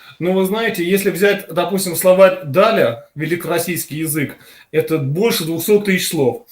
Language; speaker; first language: Russian; native; Russian